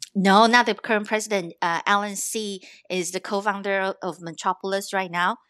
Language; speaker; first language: English; non-native, fluent; Chinese